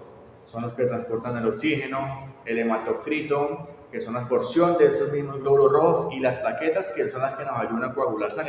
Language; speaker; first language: Spanish; native; Spanish